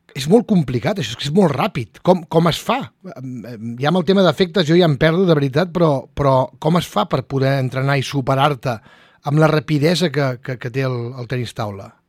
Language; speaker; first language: Catalan; native; Catalan